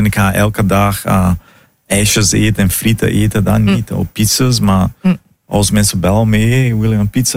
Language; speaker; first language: Dutch; non-native, learner; Portuguese